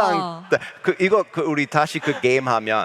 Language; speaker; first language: Korean; non-native, learner; English